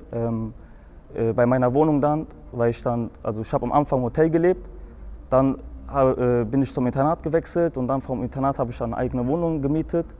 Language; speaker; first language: German; native; German